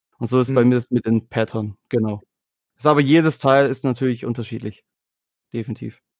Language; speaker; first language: German; native; German